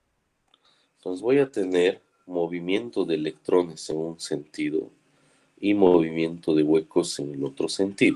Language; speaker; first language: Spanish; native; Spanish